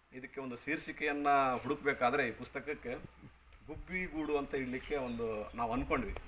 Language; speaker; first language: Kannada; native; Kannada